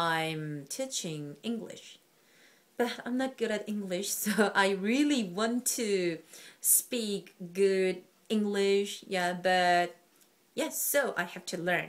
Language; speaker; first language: English; non-native, learner; Korean